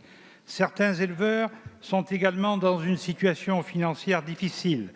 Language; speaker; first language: French; native; French